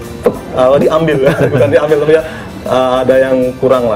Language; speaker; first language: Indonesian; native; Indonesian